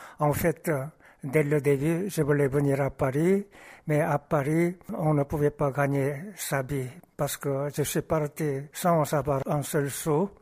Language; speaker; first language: French; non-native, fluent; Korean